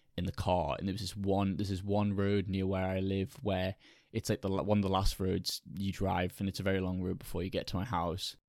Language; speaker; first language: English; native; English